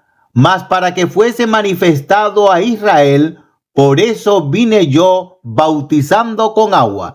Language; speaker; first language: Spanish; native; Spanish